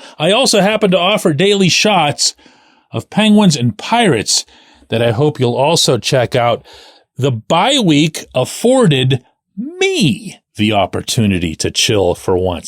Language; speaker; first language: English; native; English